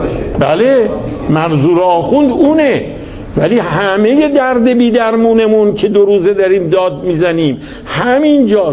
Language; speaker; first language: Persian; native; Persian